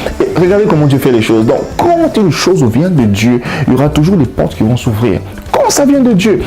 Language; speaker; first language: French; non-native, local second language; Lingala